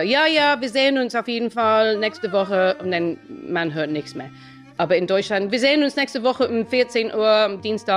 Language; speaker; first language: German; non-native, fluent; English